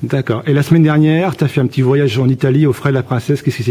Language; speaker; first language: French; native; French